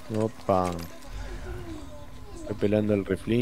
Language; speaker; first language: Spanish; native; Spanish